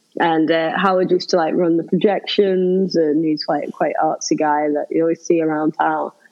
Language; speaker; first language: English; native; English